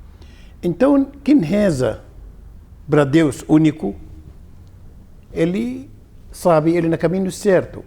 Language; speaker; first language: Portuguese; non-native, learner; Arabic